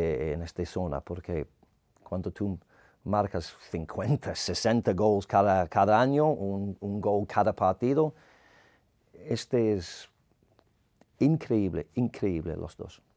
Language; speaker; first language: Spanish; non-native, learner; English